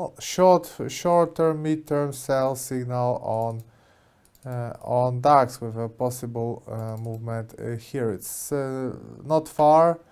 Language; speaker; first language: English; non-native, fluent; Polish